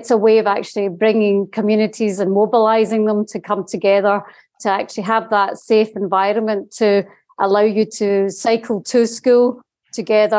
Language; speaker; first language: English; native; English